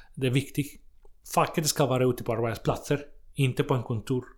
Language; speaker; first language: Swedish; non-native, fluent; Spanish